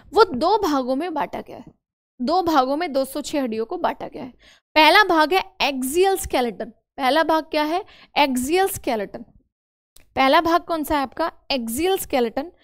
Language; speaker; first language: Hindi; native; Hindi